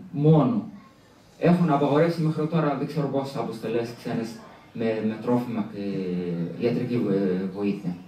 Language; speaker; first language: Greek; early bilingual, other home language; Arabic